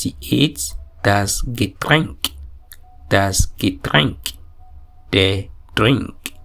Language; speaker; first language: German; non-native, fluent; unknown